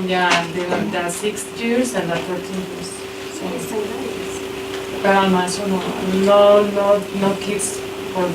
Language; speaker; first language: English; non-native, learner; Spanish